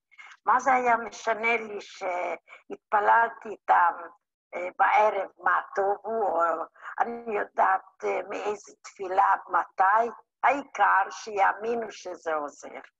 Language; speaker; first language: Hebrew; non-native, fluent; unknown